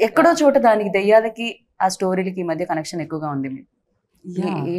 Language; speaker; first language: Telugu; native; Telugu